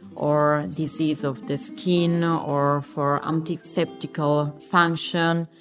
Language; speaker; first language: English; non-native, fluent; Italian